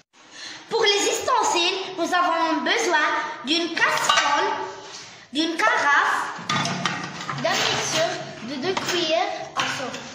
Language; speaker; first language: French; non-native, learner; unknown